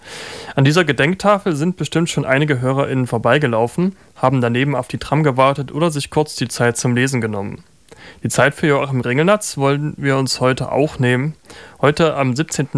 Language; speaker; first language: German; native; German